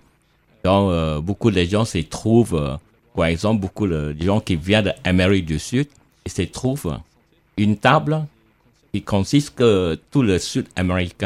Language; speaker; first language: French; non-native, fluent; Chinese